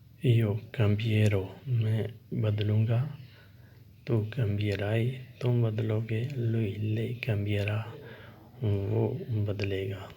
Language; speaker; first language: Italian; non-native, learner; Urdu